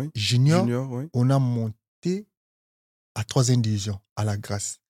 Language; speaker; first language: French; non-native, local second language; Lingala